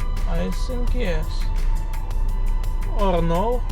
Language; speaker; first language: English; non-native, learner; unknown